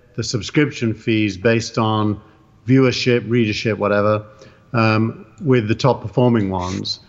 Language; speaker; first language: English; native; English